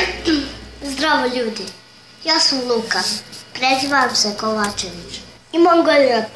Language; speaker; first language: Serbian; early bilingual, heritage; Serbian